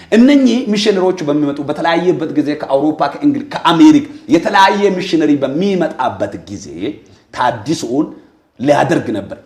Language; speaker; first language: Amharic; non-native, local second language; Oromo